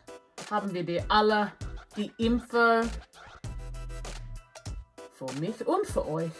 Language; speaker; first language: German; non-native, learner; English